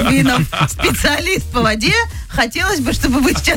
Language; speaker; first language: Russian; native; Russian